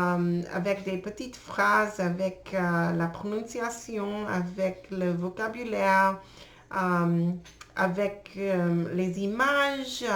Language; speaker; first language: French; non-native, learner; English